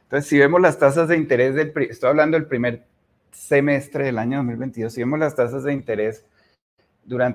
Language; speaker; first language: Spanish; native; Spanish